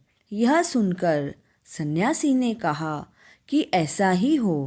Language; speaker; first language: Hindi; native; Hindi